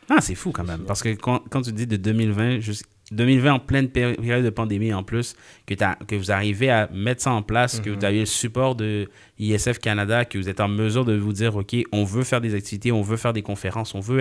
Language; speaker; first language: French; native; French